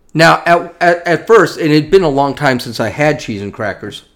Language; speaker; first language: English; native; English